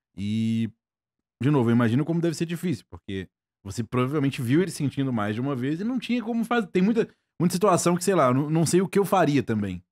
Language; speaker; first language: Portuguese; native; Portuguese